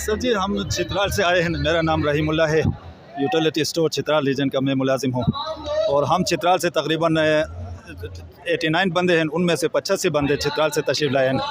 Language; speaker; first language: Hindi; non-native, local second language; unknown